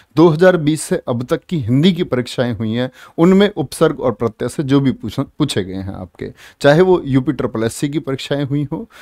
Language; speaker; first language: Hindi; native; Hindi